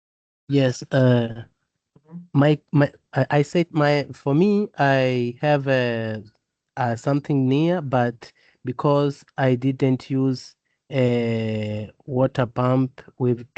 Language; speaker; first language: English; non-native, learner; Portuguese